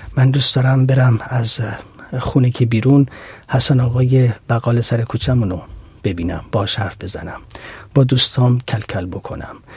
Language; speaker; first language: Persian; non-native, local second language; Central Kurdish